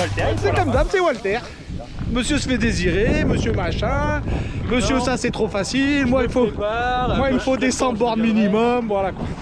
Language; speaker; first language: French; native; French